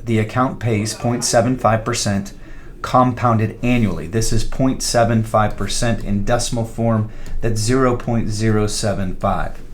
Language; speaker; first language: English; native; English